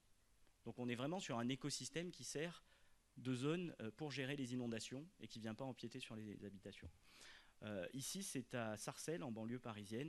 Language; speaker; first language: French; native; French